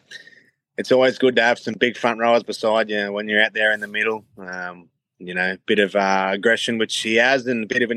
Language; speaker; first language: English; native; English